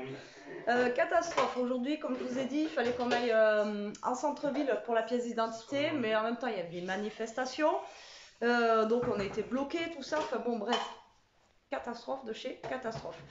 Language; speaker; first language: French; native; French